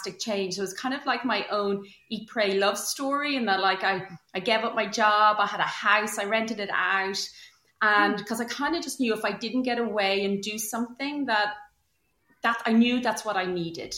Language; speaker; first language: English; native; English